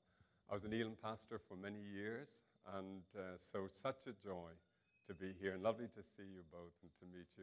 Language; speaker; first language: English; native; English